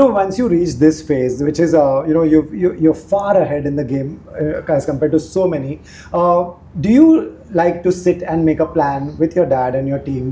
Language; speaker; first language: English; non-native, local second language; Hindi